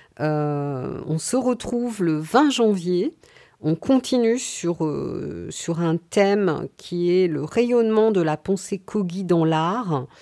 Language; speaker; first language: French; native; French